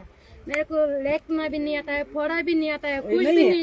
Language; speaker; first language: Hindi; non-native, learner; Rohingya